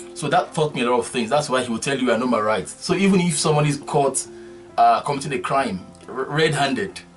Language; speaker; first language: English; non-native, local second language; Yoruba